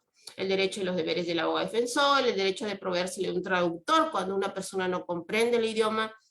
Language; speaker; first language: Spanish; native; Spanish